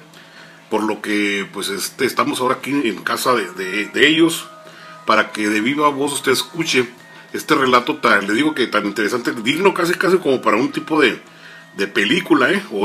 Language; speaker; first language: Spanish; native; Spanish